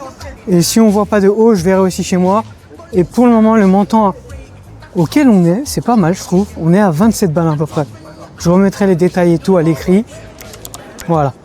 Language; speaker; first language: French; native; French